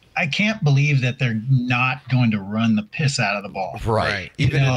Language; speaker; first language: English; native; English